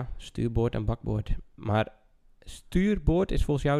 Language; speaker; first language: Dutch; native; Dutch